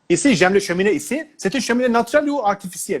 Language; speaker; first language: French; non-native, learner; Turkish